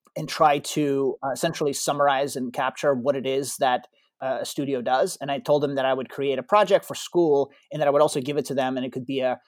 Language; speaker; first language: English; early bilingual, other home language; Russian